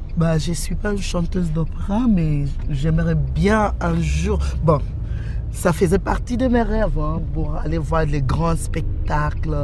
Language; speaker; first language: French; non-native, fluent; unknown